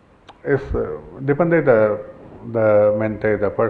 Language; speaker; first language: Spanish; non-native, learner; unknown